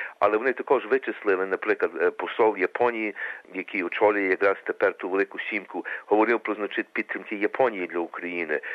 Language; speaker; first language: Ukrainian; early bilingual, heritage; Ukrainian